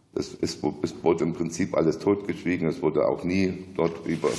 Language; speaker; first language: German; native; German